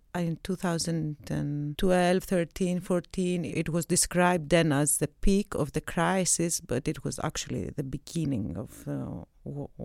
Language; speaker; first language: English; non-native, fluent; Greek